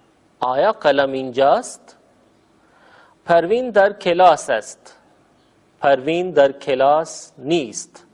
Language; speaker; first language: Persian; non-native, fluent; Urdu